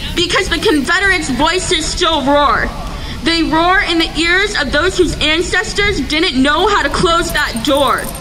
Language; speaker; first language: English; native; English